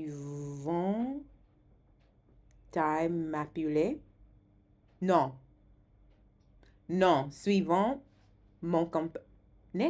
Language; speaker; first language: French; non-native, learner; English